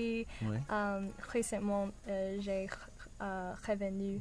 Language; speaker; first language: French; non-native, learner; English